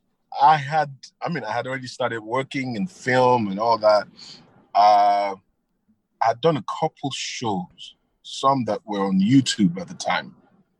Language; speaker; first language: English; non-native, local second language; Hausa